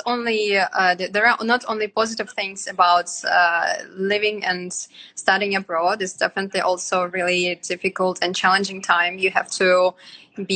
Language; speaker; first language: English; non-native, fluent; Yakut